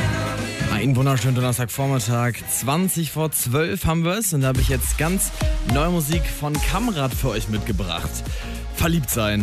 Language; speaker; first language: German; native; German